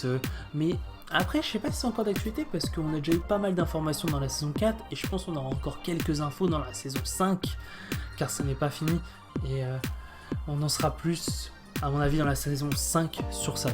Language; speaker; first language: French; native; French